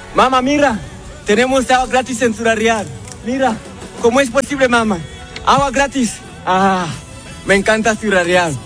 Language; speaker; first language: Spanish; non-native, learner; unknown